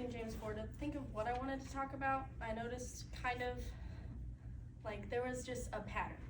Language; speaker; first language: English; native; English